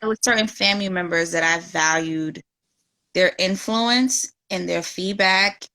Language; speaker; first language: English; native; English